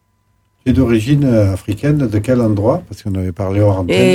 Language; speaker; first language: French; native; French